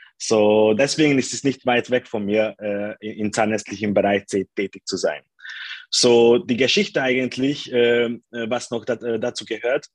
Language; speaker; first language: German; non-native, fluent; Hungarian